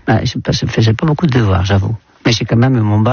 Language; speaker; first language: French; non-native, fluent; Dutch